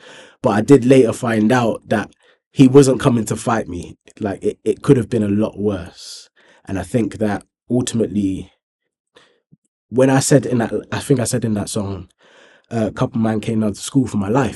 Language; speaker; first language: English; native; English